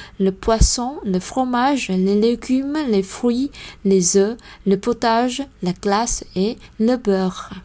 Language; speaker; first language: French; non-native, fluent; Vietnamese